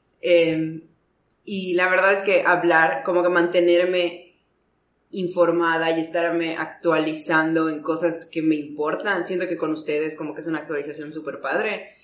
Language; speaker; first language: Spanish; native; Spanish